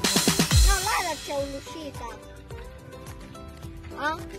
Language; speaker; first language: Italian; early bilingual, other home language; Filipino